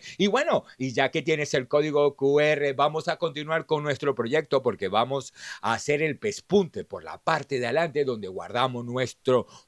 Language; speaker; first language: Spanish; native; Spanish